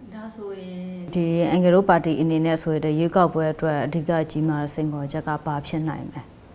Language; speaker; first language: Burmese; native; Burmese